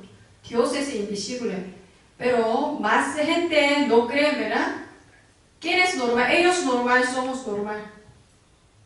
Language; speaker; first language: Spanish; non-native, learner; Korean